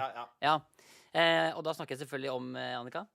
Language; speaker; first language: Norwegian; native; Norwegian